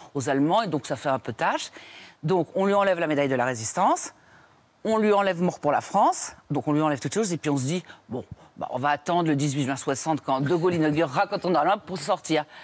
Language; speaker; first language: French; native; French